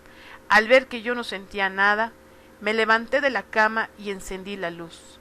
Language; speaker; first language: Spanish; native; Spanish